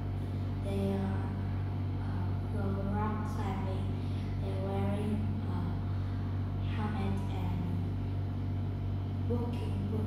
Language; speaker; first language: English; non-native, learner; Vietnamese